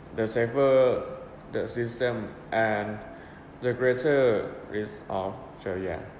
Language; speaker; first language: English; non-native, learner; Thai